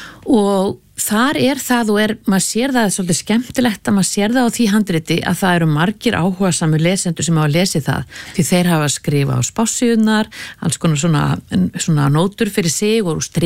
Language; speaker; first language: Icelandic; native; Icelandic